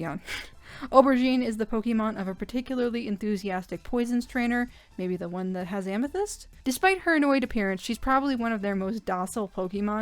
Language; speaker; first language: English; native; English